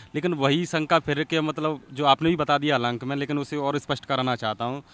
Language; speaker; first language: Hindi; native; Hindi